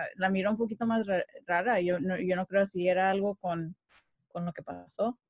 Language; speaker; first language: Spanish; early bilingual, heritage; Spanish